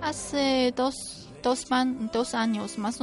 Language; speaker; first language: Spanish; non-native, fluent; Chinese